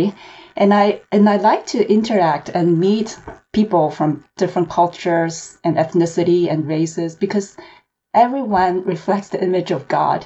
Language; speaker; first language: English; non-native, local second language; Cantonese